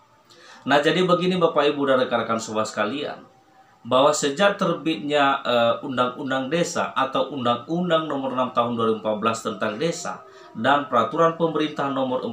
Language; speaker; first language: Indonesian; native; Indonesian